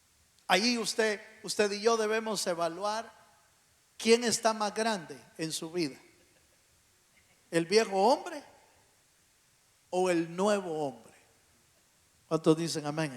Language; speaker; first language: Spanish; native; Spanish